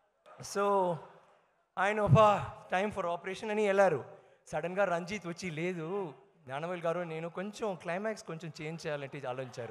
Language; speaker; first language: Telugu; non-native, fluent; Tamil